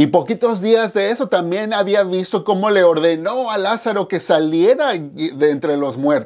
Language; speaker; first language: Spanish; native; Spanish